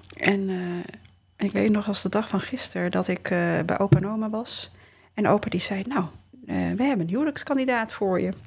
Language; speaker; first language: Dutch; early bilingual, other home language; Riffian